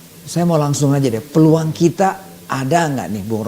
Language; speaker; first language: Indonesian; native; Indonesian